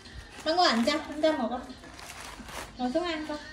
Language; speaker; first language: Korean; non-native, learner; Vietnamese